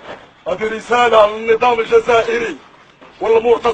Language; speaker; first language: Arabic; native; Arabic